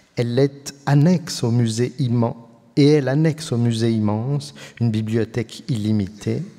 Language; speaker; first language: French; native; French